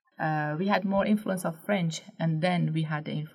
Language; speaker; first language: English; non-native, fluent; Persian